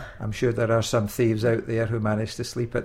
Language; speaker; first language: English; native; English